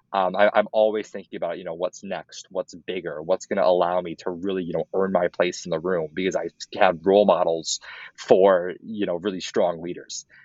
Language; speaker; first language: English; native; English